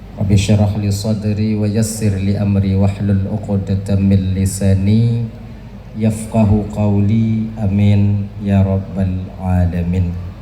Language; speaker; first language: Malay; non-native, local second language; Achinese